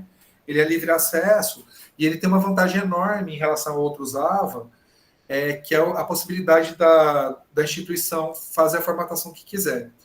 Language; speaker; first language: Portuguese; native; Portuguese